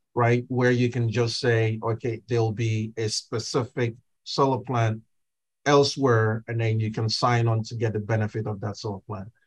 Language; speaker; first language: English; non-native, local second language; Igbo